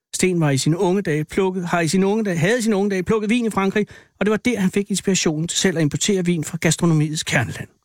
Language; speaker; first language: Danish; native; Danish